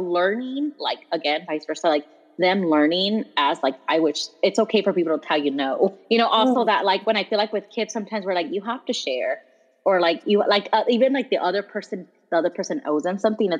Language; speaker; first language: English; early bilingual, other home language; Spanish